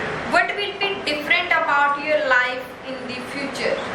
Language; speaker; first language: English; non-native, local second language; Punjabi